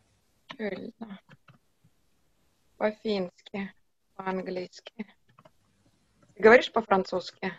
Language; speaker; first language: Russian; non-native, fluent; Finnish